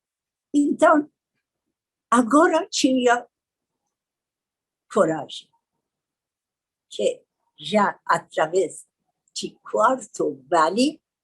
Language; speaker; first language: Portuguese; non-native, learner; Persian